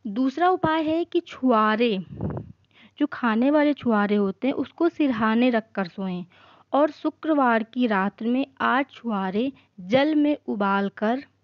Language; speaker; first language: Hindi; native; Hindi